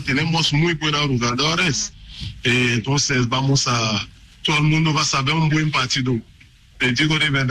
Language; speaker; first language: Spanish; non-native, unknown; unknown